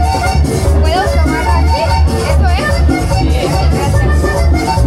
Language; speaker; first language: Spanish; non-native, learner; French